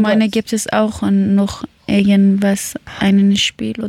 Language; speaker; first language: German; non-native, learner; Persian